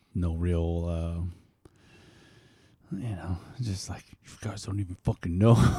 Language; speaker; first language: English; native; English